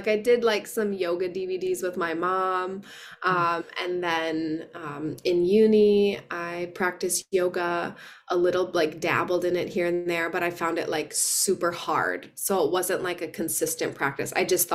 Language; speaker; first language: English; native; English